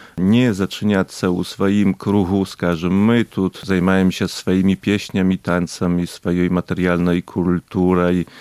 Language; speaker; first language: Belarusian; native; Belarusian